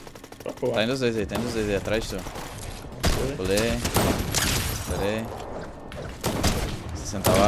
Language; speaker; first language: Portuguese; native; Portuguese